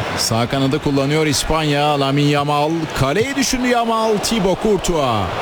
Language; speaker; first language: Turkish; native; Turkish